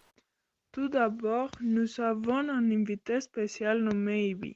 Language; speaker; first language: French; non-native, learner; Spanish